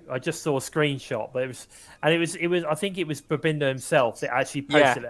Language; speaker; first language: English; native; English